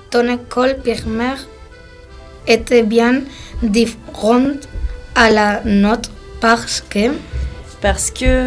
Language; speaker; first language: French; non-native, learner; Spanish